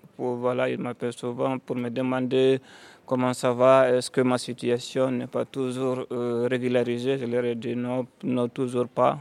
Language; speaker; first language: French; non-native, local second language; Fula